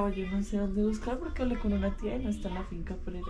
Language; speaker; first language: Spanish; native; Spanish